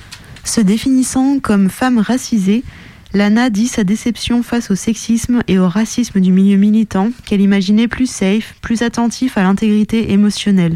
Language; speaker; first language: French; native; French